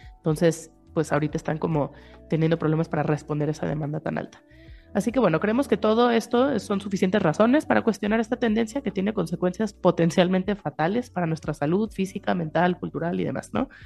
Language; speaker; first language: Spanish; native; Spanish